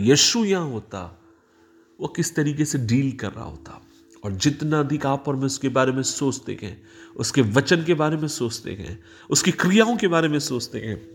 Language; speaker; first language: Hindi; non-native, local second language; Marathi